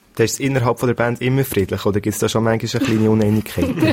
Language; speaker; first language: German; native; German